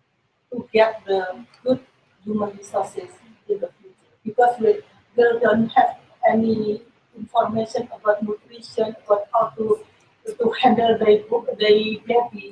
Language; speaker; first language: English; non-native, learner; Indonesian